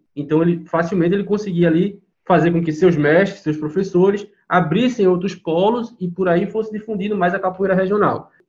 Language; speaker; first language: Portuguese; native; Portuguese